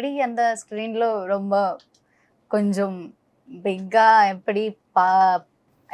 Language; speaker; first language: Tamil; non-native, learner; Malayalam